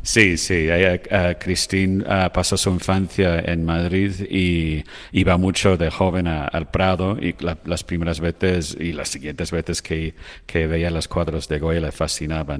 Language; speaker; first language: Spanish; non-native, fluent; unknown